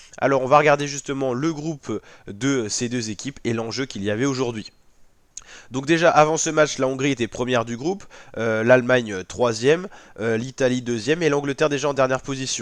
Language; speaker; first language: French; native; French